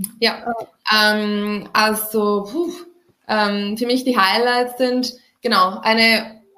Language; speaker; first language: German; non-native, fluent; Italian